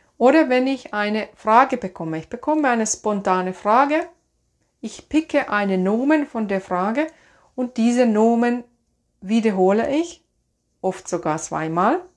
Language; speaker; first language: German; non-native, fluent; Finnish